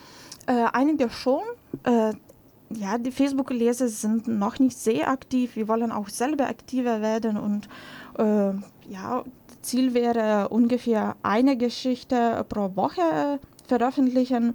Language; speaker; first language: German; non-native, fluent; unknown